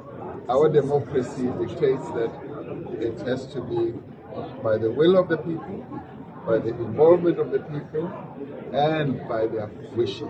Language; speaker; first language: English; non-native, local second language; Venda